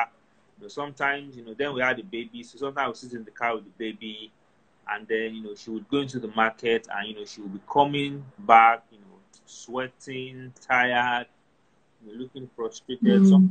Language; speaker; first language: English; non-native, local second language; Yoruba